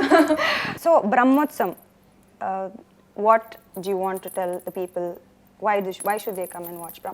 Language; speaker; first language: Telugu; non-native, fluent; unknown